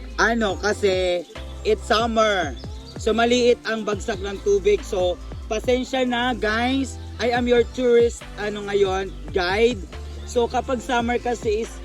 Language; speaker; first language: Filipino; native; Filipino